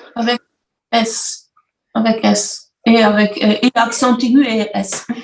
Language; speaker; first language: French; non-native, learner; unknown